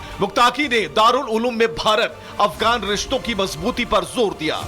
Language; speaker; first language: Hindi; native; Hindi